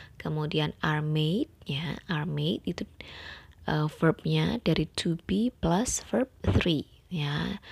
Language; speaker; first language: English; non-native, fluent; Indonesian